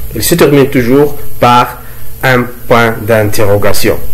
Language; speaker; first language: French; non-native, local second language; Arabic